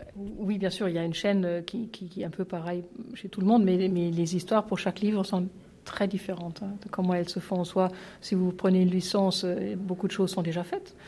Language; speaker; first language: French; non-native, fluent; German